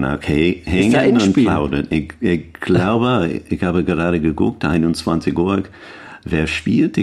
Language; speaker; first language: German; non-native, learner; English